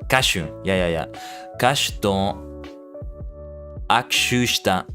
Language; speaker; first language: Japanese; non-native, learner; English